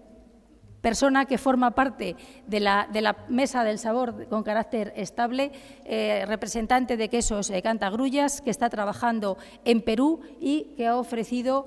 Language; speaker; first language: Spanish; native; Spanish